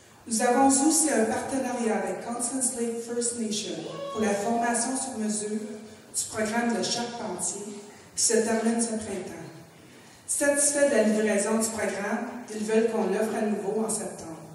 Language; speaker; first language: French; native; French